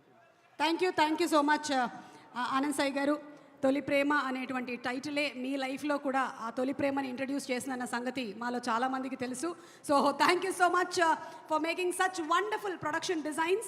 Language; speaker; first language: Telugu; native; Telugu